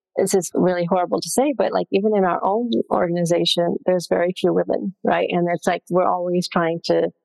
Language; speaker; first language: English; non-native, local second language; Gujarati